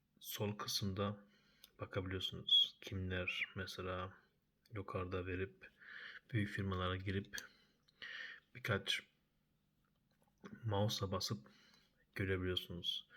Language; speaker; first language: Turkish; early bilingual, heritage; Turkish